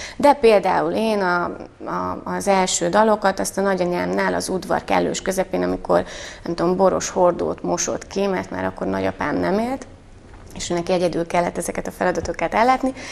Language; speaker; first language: Hungarian; native; Hungarian